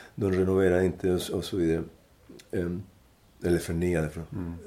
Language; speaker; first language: Swedish; non-native, fluent; Spanish